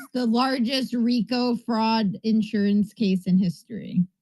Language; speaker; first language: English; native; English